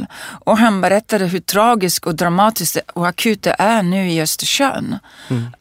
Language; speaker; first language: Swedish; non-native, fluent; Italian